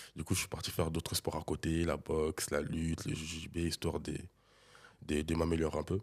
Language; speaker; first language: French; early bilingual, other home language; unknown